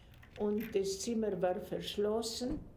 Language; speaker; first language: German; non-native, fluent; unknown